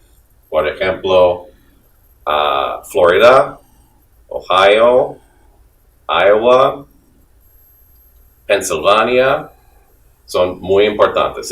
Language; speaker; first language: Spanish; non-native, fluent; English